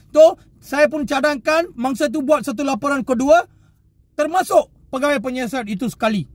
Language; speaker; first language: Malay; non-native, local second language; Tamil